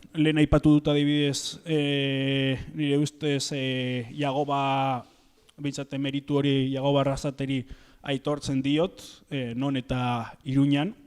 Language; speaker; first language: Basque; native; Basque